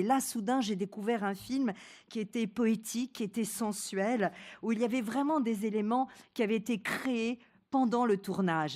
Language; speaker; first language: French; native; French